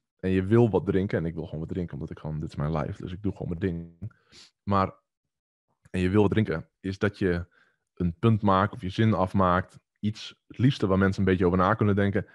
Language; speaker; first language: Dutch; native; Dutch